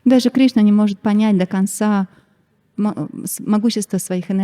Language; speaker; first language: Russian; native; Russian